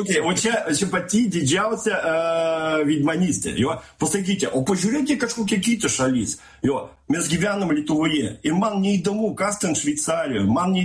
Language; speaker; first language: Lithuanian; non-native, local second language; Russian